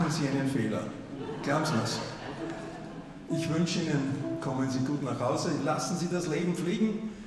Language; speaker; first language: German; native; German